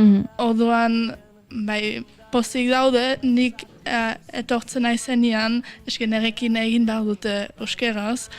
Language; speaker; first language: Basque; early bilingual, heritage; Basque